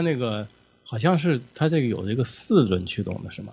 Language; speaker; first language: Chinese; native; Chinese